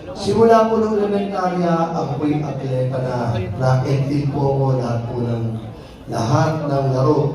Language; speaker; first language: Filipino; native; Filipino